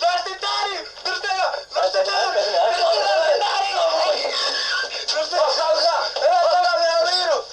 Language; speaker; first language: Bosnian; native; Bosnian